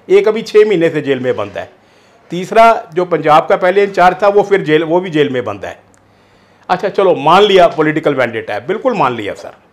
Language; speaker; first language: Hindi; non-native, local second language; Punjabi